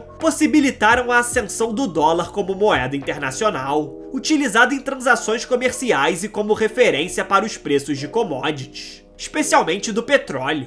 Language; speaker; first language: Portuguese; native; Portuguese